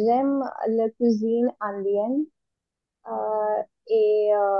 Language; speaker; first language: French; non-native, learner; Hindi